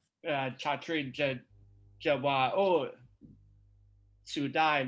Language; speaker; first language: Thai; non-native, learner; English